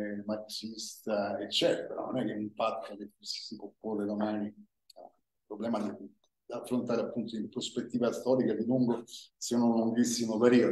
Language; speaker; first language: Italian; native; Italian